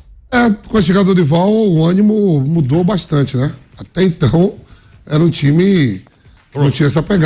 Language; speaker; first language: Portuguese; native; Portuguese